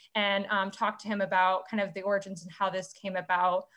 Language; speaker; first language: English; native; English